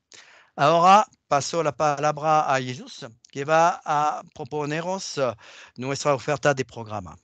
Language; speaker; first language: Spanish; non-native, learner; French